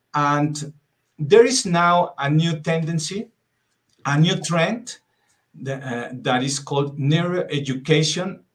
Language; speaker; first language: English; non-native, fluent; Spanish